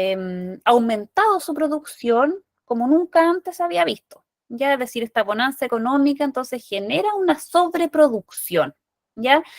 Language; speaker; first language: Spanish; native; Spanish